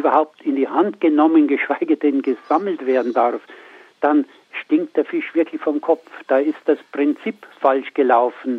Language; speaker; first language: German; native; German